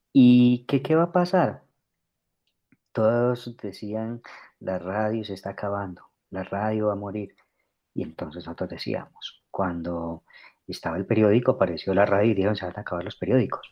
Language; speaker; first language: Spanish; native; Spanish